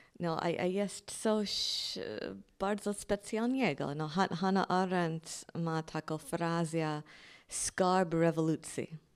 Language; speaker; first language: Polish; non-native, fluent; English